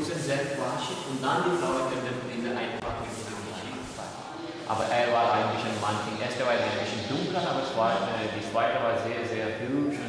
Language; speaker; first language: German; non-native, learner; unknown